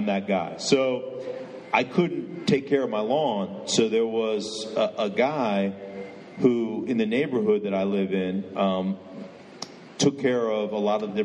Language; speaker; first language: English; native; English